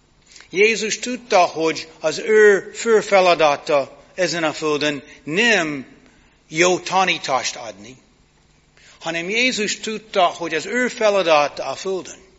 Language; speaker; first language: Hungarian; non-native, fluent; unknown